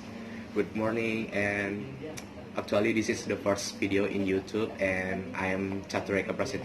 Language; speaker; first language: English; non-native, learner; Indonesian